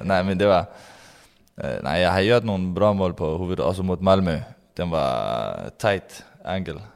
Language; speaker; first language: Swedish; non-native, learner; Danish